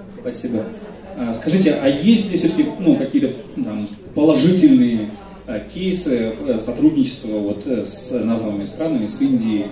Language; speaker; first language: Russian; native; Russian